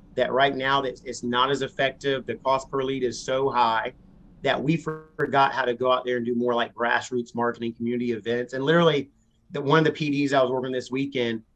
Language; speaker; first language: English; native; English